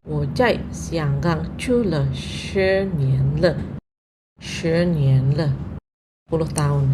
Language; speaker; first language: Chinese; non-native, fluent; Indonesian